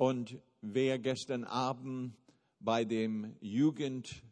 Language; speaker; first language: German; non-native, fluent; English